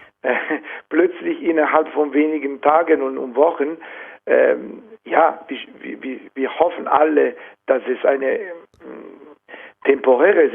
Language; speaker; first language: German; non-native, fluent; Italian